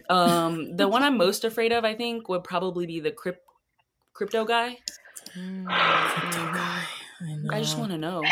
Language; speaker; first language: English; native; English